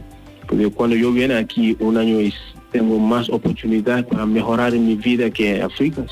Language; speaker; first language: Spanish; non-native, learner; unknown